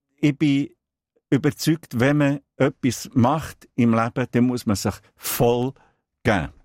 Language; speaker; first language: German; non-native, local second language; Italian